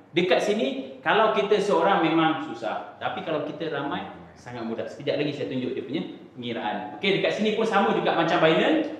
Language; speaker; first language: Malay; native; Malay